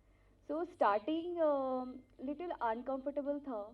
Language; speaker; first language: Hindi; non-native, local second language; Telugu